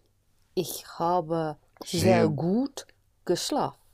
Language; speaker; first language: German; non-native, learner; English